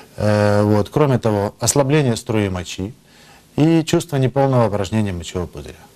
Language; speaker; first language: Russian; native; Russian